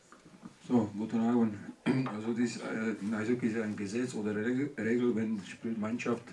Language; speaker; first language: German; non-native, learner; Czech